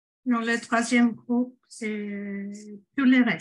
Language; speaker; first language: French; non-native, fluent; English